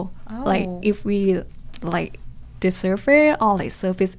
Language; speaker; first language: English; non-native, learner; Thai